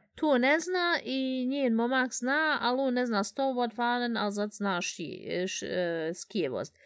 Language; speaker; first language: Bosnian; early bilingual, heritage; Bosnian